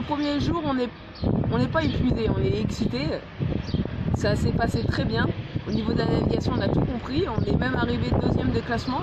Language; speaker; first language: French; native; French